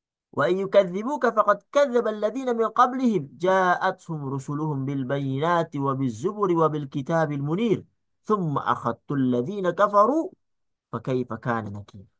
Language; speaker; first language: Arabic; non-native, fluent; Indonesian